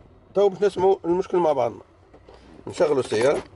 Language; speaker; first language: Arabic; native; Arabic